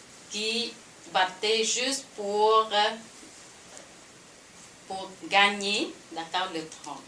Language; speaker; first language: French; non-native, fluent; Khmer